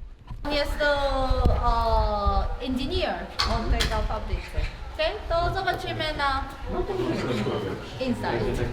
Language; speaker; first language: Polish; non-native, learner; Korean